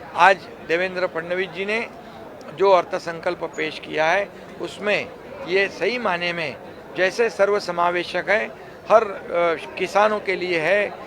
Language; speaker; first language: Hindi; non-native, local second language; Marathi